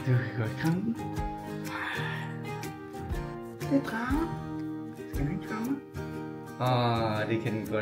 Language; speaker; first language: Danish; native; Danish